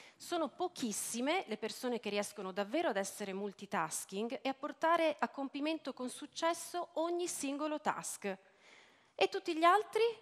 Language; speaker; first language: Italian; native; Italian